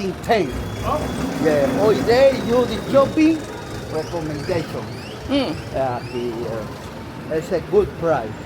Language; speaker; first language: English; non-native, learner; Spanish